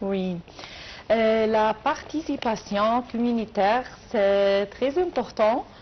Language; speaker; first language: French; non-native, learner; Arabic